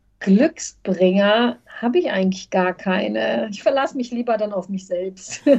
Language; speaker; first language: German; early bilingual, other home language; Bosnian